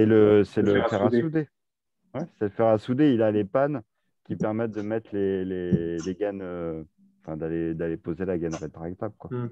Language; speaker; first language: French; native; French